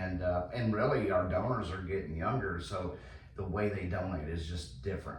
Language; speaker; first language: English; native; English